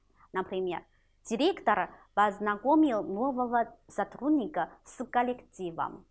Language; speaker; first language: Russian; non-native, fluent; Chinese